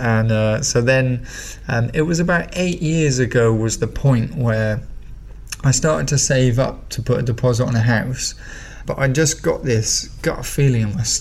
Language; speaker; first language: English; native; English